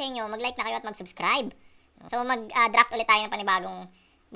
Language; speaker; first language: Filipino; native; Filipino